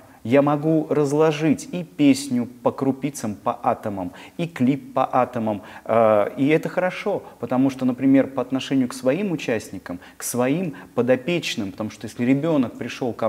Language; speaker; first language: Russian; native; Russian